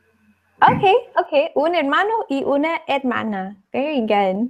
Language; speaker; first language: Spanish; non-native, fluent; English